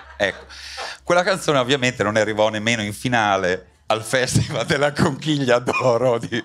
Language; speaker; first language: Italian; native; Italian